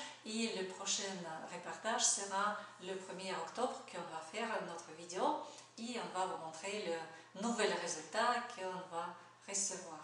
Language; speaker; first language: French; non-native, learner; Russian